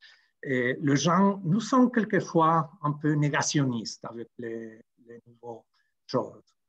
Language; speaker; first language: French; non-native, fluent; Spanish